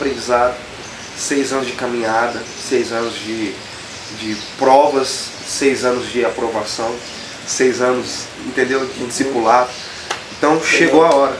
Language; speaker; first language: Portuguese; native; Portuguese